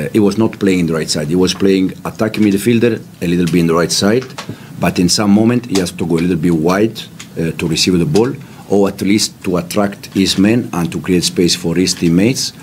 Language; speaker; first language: English; non-native, fluent; Italian